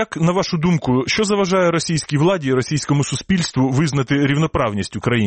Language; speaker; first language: Ukrainian; native; Ukrainian